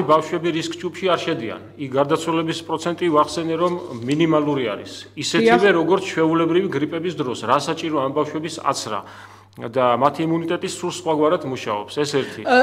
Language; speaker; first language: Georgian; native; Georgian